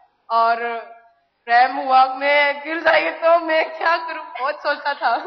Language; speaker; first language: Hindi; non-native, local second language; Manipuri